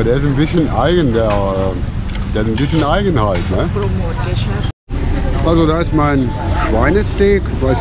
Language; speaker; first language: German; native; German